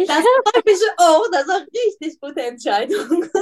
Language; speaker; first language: German; non-native, learner; Persian